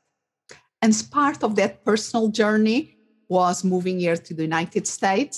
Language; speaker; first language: English; non-native, fluent; Portuguese